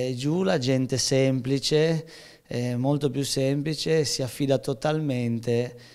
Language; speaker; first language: Italian; native; Italian